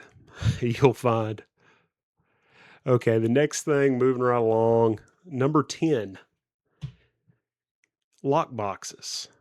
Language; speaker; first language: English; native; English